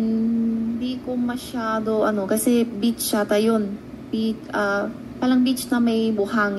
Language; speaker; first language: Filipino; non-native, learner; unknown